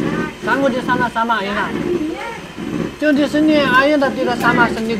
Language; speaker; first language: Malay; non-native, learner; Chinese